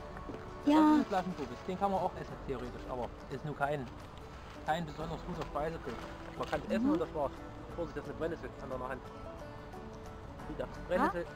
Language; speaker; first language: German; native; German